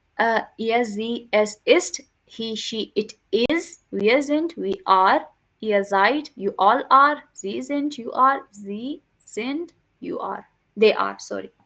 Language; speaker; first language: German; non-native, learner; Hindi